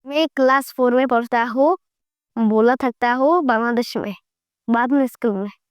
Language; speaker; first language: Hindi; non-native, learner; Bangla